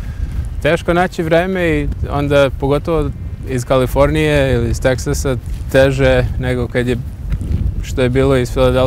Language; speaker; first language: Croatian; early bilingual, heritage; English